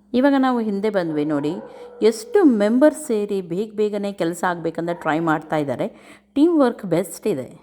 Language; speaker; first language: Kannada; non-native, local second language; Konkani